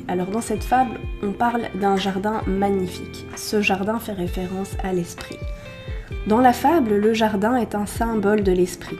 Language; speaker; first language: French; native; French